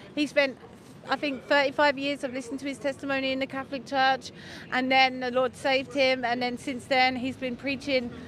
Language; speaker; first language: English; native; English